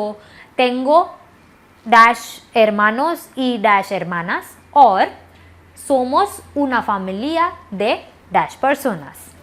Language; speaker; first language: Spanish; non-native, learner; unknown